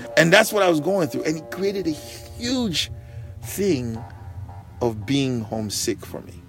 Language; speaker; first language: English; non-native, local second language; Bemba